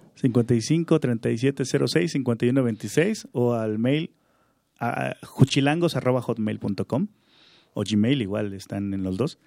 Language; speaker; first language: Spanish; non-native, local second language; Zapotec